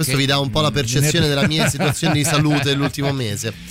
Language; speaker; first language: Italian; native; Italian